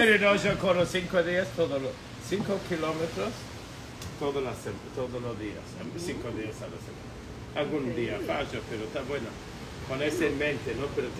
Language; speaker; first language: Spanish; non-native, fluent; English